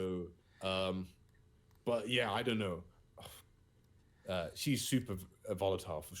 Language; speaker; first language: English; native; English